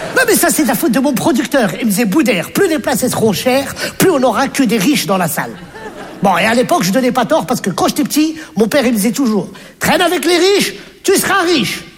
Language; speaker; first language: French; native; French